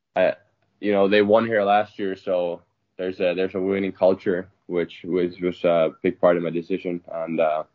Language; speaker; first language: English; non-native, fluent; Finnish